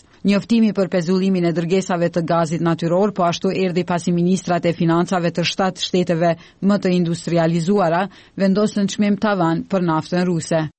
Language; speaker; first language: Albanian; native; Albanian